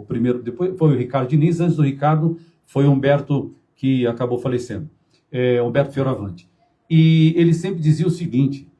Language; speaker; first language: Portuguese; native; Portuguese